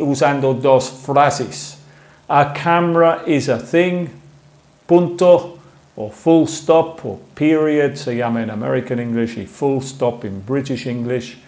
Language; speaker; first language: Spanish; non-native, fluent; English